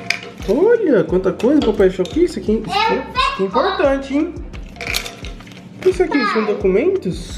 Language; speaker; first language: Portuguese; native; Portuguese